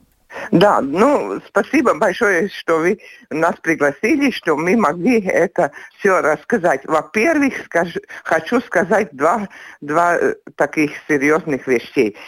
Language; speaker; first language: Russian; non-native, local second language; Latvian